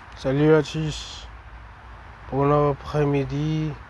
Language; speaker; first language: French; non-native, learner; English